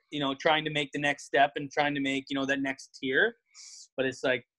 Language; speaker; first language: English; native; English